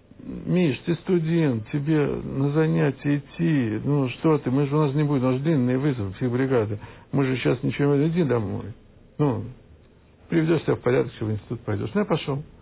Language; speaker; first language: Russian; native; Russian